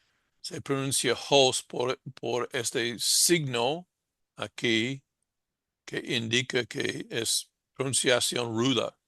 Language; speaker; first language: Spanish; non-native, fluent; English